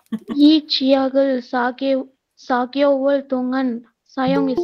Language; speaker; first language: Korean; non-native, learner; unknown